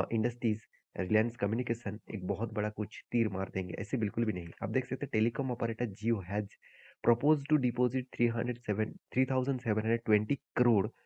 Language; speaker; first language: Hindi; native; Hindi